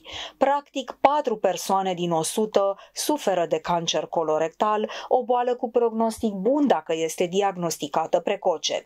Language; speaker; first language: Romanian; native; Romanian